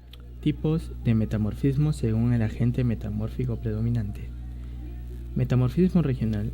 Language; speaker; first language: Spanish; native; Spanish